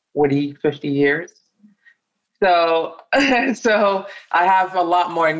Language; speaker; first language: English; non-native, local second language; Yoruba